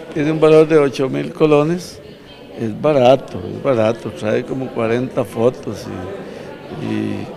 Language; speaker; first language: Spanish; native; Spanish